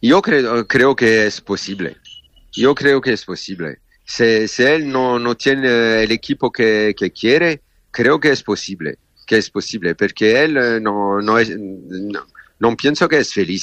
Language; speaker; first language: Spanish; non-native, learner; French